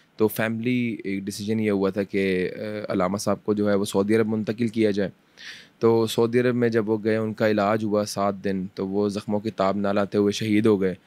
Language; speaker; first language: Urdu; early bilingual, heritage; Urdu